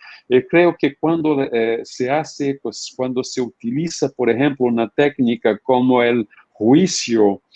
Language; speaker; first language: Spanish; non-native, fluent; Portuguese